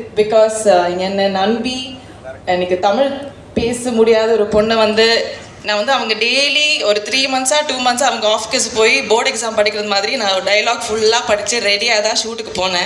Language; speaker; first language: Tamil; non-native, fluent; Malayalam